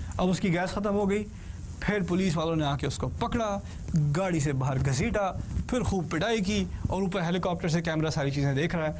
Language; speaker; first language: Urdu; early bilingual, heritage; Urdu